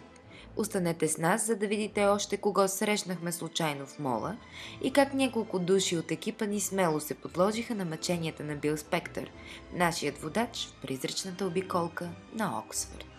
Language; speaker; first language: Bulgarian; native; Bulgarian